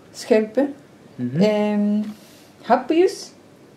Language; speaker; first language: Dutch; non-native, fluent; Japanese